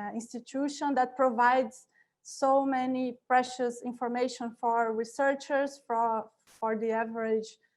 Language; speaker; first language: English; non-native, fluent; Portuguese